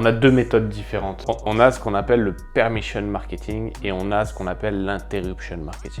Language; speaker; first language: French; native; French